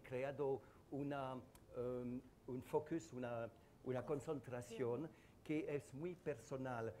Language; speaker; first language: Spanish; non-native, learner; French